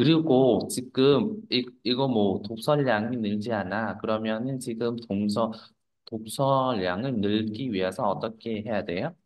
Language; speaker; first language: Korean; non-native, fluent; Vietnamese